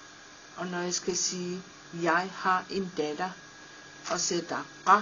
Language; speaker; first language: Danish; non-native, local second language; Kalaallisut